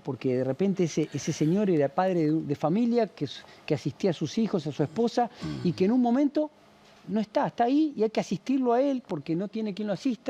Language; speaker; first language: Spanish; native; Spanish